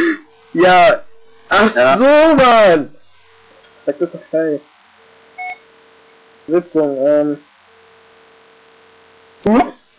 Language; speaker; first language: German; native; German